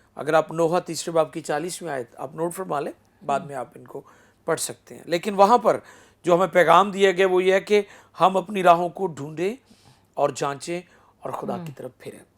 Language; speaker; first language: Urdu; non-native, local second language; Punjabi